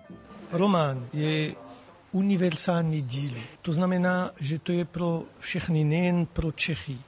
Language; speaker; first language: Czech; non-native, learner; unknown